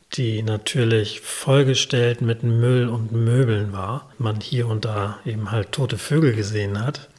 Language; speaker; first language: German; native; German